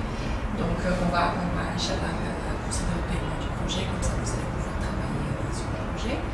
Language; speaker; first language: French; non-native, local second language; Arabic